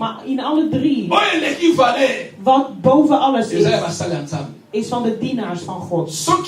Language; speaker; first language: Dutch; non-native, fluent; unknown